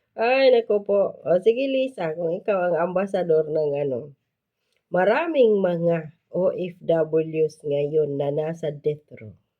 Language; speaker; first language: Filipino; native; Filipino